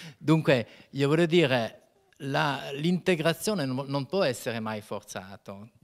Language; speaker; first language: Italian; non-native, fluent; French